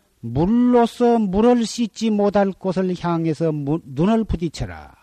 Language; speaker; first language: Korean; native; Korean